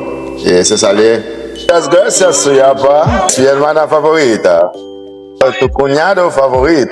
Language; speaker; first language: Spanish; non-native, learner; Haitian Creole